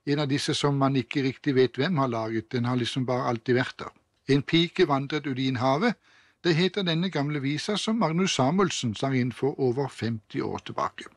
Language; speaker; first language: Norwegian; native; Norwegian